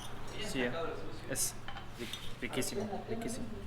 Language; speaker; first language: Spanish; non-native, learner; German